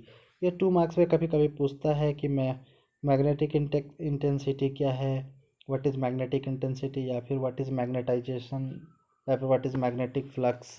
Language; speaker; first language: Hindi; native; Hindi